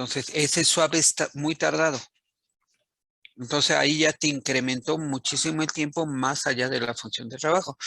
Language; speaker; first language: Spanish; native; Spanish